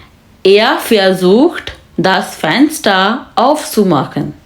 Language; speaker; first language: German; non-native, fluent; Urdu